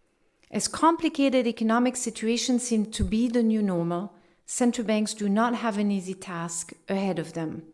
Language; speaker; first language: English; non-native, fluent; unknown